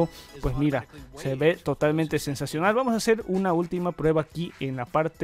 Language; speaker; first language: Spanish; native; Spanish